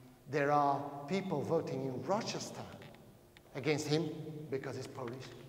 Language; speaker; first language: English; non-native, fluent; Portuguese